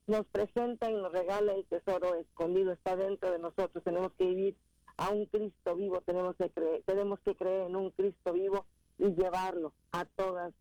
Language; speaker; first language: Spanish; native; Spanish